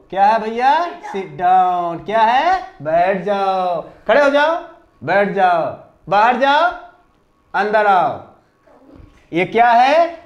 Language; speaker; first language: Hindi; native; Hindi